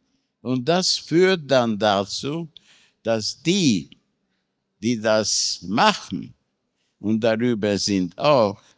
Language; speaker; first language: German; non-native, fluent; Hungarian